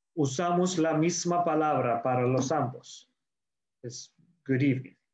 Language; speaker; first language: Spanish; non-native, learner; English